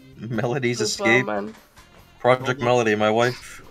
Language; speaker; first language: English; native; English